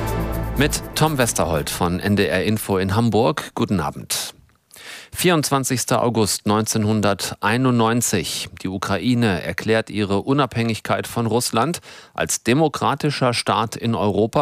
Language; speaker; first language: German; native; German